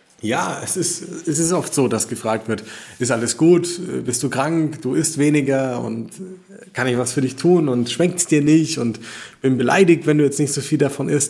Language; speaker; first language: German; native; German